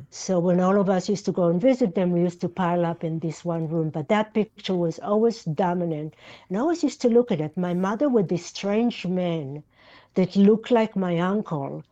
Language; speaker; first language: English; non-native, fluent; Yiddish